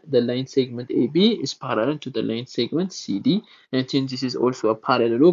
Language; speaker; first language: English; non-native, local second language; Amharic